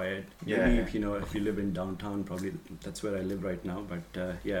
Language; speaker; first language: English; non-native, local second language; Marathi